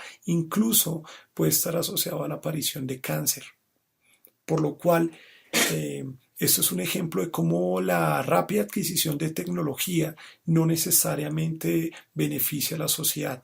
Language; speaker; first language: Spanish; native; Spanish